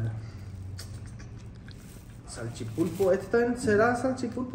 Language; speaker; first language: Spanish; native; Spanish